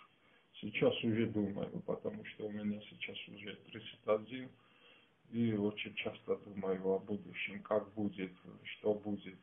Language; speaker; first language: Russian; non-native, fluent; Georgian